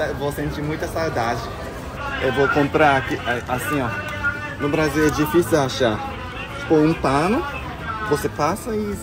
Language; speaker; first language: Portuguese; non-native, fluent; Japanese